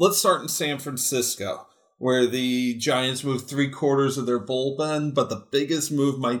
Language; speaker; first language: English; native; English